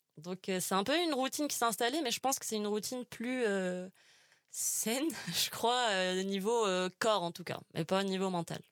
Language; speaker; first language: French; non-native, local second language; Arabic